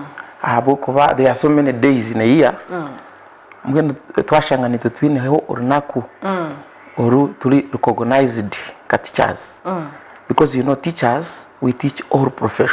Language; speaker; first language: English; non-native, local second language; Nyankole